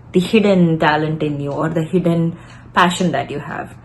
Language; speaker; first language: English; non-native, local second language; Malayalam